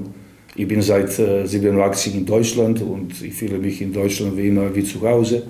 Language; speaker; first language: German; non-native, fluent; Serbian